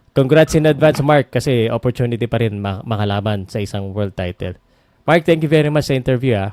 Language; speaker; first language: Filipino; native; Filipino